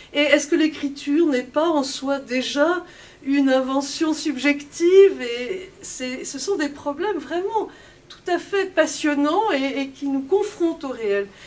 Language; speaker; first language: French; native; French